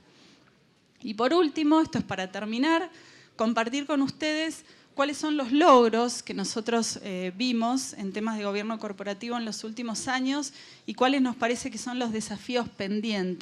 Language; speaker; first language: Spanish; native; Spanish